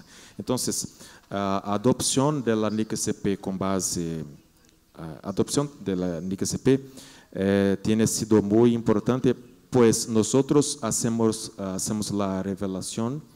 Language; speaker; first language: Spanish; non-native, learner; Portuguese